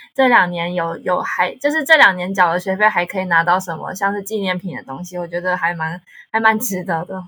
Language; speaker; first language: Chinese; native; Chinese